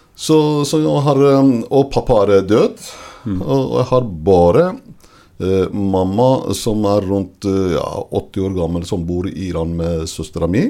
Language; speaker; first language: Norwegian; non-native, fluent; Persian